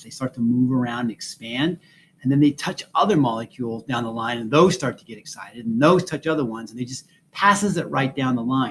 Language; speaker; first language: English; native; English